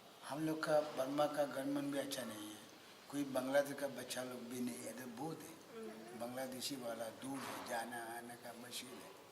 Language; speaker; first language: Hindi; non-native, learner; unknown